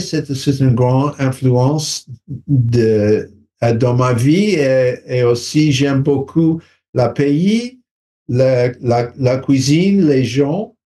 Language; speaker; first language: French; non-native, learner; English